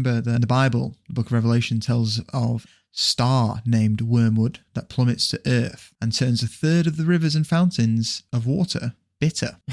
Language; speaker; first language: English; native; English